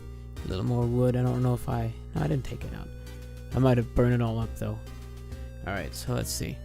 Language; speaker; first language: English; native; English